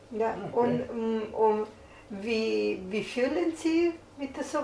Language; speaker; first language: German; non-native, learner; Italian